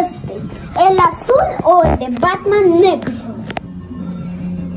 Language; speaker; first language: Spanish; early bilingual, heritage; Spanish